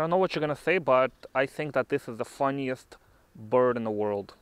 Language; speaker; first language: English; native; English